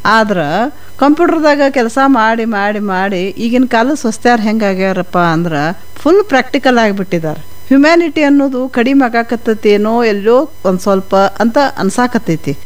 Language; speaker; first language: Kannada; native; Kannada